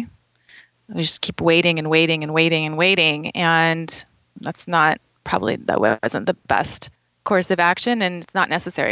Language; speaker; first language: English; native; English